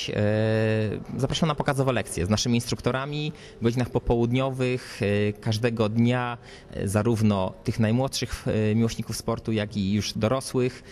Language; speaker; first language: Polish; native; Polish